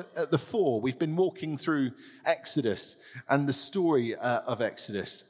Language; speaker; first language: English; native; English